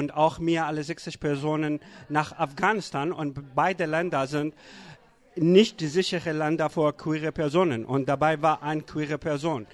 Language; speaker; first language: German; non-native, learner; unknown